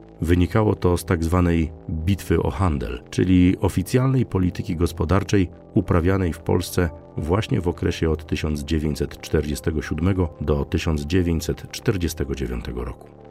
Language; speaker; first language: Polish; native; Polish